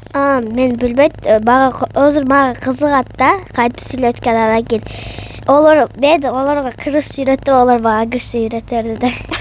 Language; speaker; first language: Kyrgyz; early bilingual, heritage; Kyrgyz